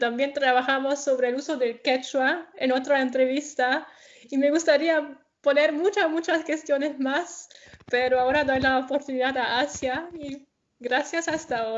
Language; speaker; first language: Spanish; non-native, fluent; German